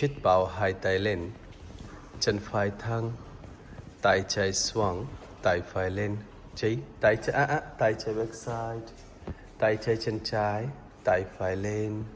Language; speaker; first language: Vietnamese; non-native, learner; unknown